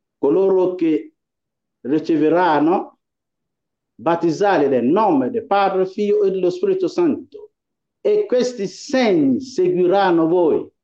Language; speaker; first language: Italian; non-native, fluent; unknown